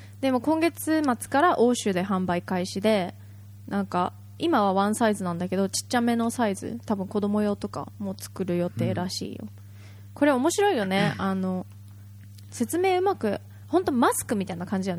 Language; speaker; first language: Japanese; native; Japanese